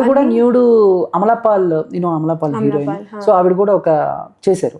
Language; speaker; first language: Telugu; native; Telugu